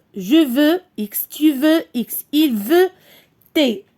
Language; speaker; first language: French; non-native, local second language; Arabic